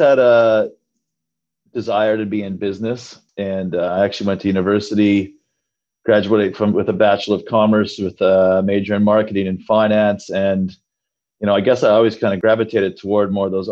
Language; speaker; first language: English; native; English